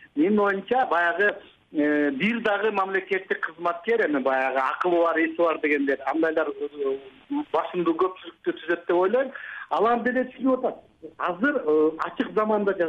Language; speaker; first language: Kyrgyz; native; Kyrgyz